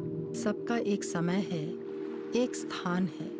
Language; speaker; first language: Hindi; native; Hindi